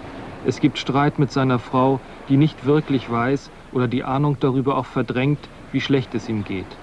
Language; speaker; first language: German; native; German